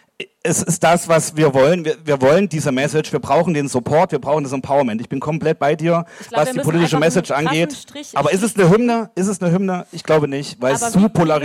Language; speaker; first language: German; native; German